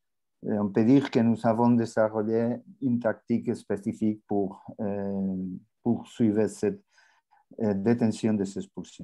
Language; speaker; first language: French; non-native, learner; Spanish